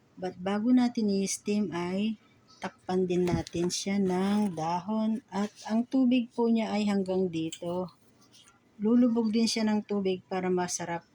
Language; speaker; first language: Filipino; native; Filipino